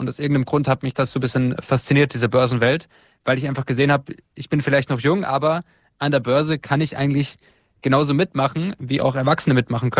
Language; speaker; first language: German; native; German